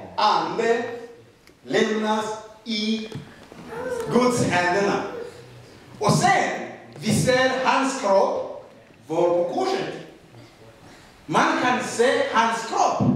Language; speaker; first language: Swedish; non-native, fluent; Rundi